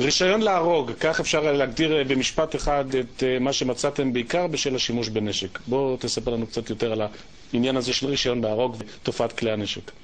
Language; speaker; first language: Hebrew; native; Hebrew